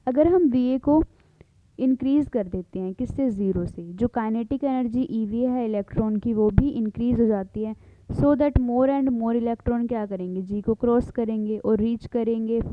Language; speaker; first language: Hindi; native; Hindi